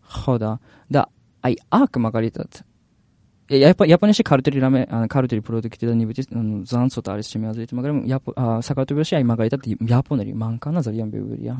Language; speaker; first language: Georgian; non-native, learner; Japanese